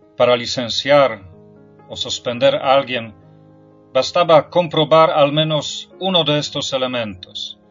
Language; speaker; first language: Spanish; non-native, fluent; Polish